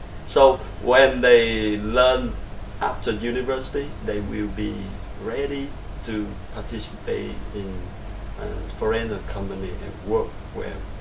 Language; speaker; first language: English; non-native, learner; Vietnamese